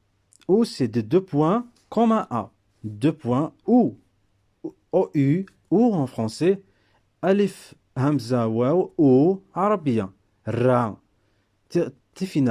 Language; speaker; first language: French; non-native, local second language; Berber languages